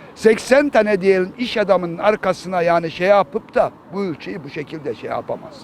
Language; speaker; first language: Turkish; native; Turkish